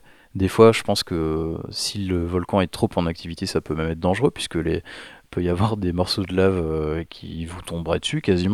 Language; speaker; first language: French; native; French